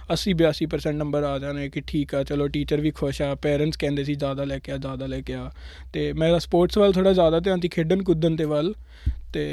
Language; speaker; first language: Punjabi; native; Punjabi